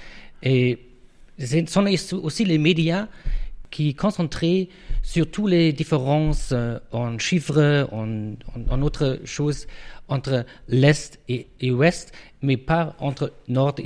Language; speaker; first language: French; non-native, fluent; German